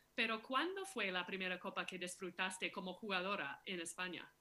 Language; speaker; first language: Spanish; non-native, fluent; English